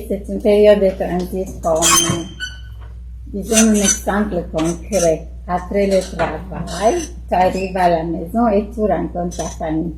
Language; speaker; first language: French; non-native, fluent; Romanian